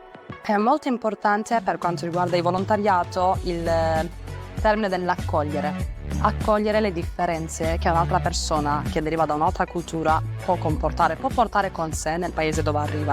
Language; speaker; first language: Italian; early bilingual, other home language; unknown